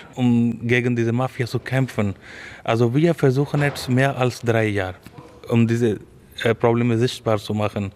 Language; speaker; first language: German; non-native, fluent; Urdu